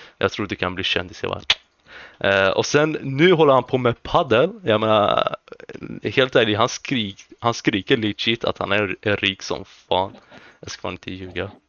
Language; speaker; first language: Swedish; early bilingual, other home language; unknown